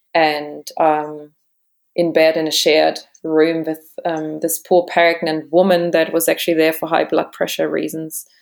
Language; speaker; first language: English; non-native, fluent; German